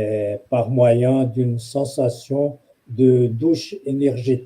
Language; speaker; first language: French; non-native, fluent; Portuguese